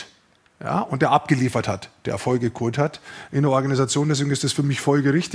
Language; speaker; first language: German; native; German